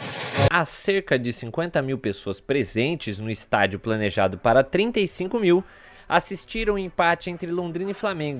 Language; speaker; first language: Portuguese; native; Portuguese